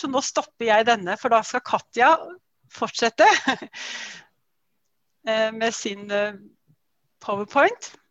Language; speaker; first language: Norwegian; native; Norwegian